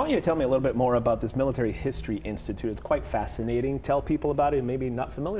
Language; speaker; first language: English; native; English